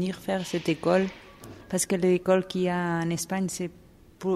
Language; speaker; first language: French; non-native, fluent; Spanish